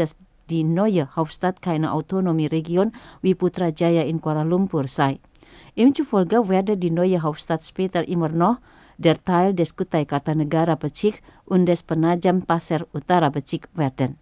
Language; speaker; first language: German; non-native, fluent; Indonesian